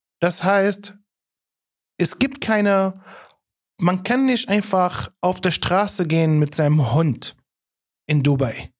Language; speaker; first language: German; non-native, fluent; Arabic